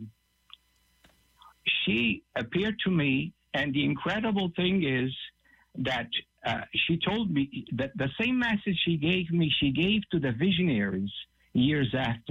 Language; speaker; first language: English; non-native, fluent; Portuguese